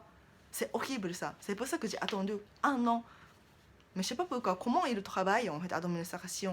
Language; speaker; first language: French; non-native, learner; Japanese